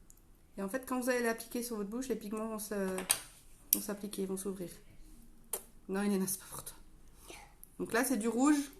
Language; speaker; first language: French; native; French